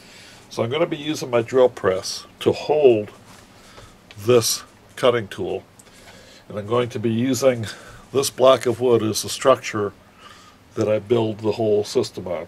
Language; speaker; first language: English; native; English